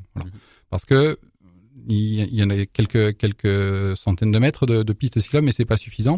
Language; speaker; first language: French; native; French